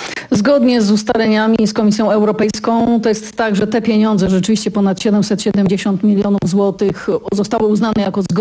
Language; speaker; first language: Polish; native; Polish